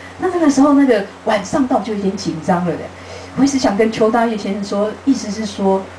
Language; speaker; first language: Chinese; native; Chinese